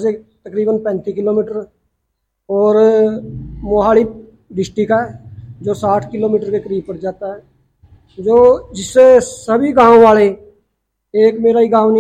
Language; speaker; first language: Hindi; native; Hindi